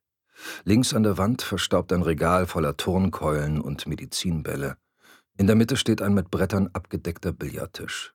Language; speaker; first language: German; native; German